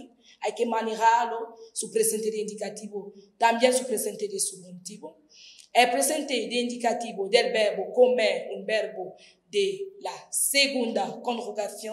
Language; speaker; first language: Spanish; non-native, fluent; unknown